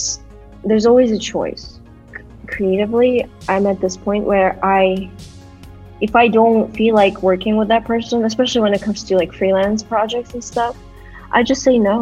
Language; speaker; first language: English; non-native, fluent; Russian